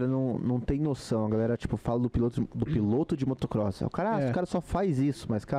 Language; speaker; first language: Portuguese; native; Portuguese